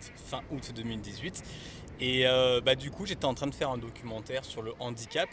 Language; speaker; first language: French; native; French